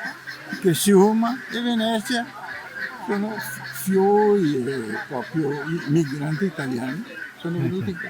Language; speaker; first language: Italian; early bilingual, heritage; Portuguese